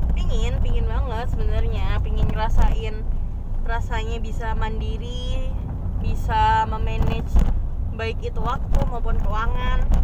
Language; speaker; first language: Indonesian; native; Indonesian